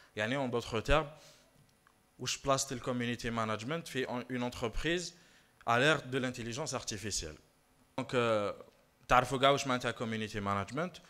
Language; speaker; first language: French; non-native, local second language; Arabic